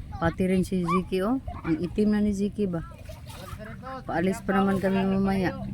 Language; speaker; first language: Filipino; non-native, local second language; Cebuano